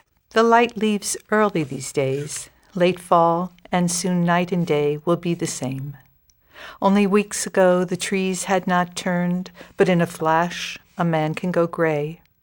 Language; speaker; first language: English; native; English